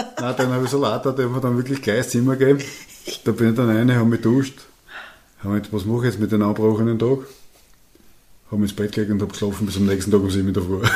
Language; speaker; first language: German; native; German